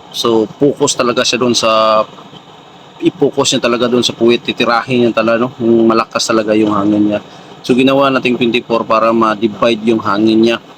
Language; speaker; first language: Filipino; non-native, local second language; Cebuano